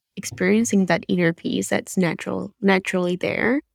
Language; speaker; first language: English; non-native, fluent; Spanish